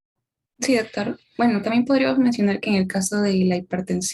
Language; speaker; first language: Spanish; native; Spanish